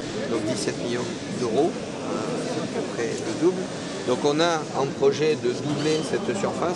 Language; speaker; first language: French; native; French